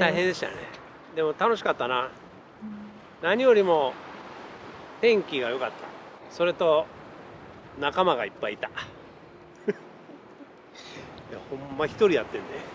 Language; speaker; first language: Japanese; native; Japanese